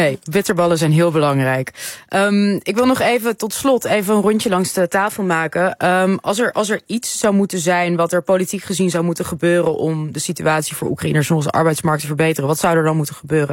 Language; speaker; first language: Dutch; native; Dutch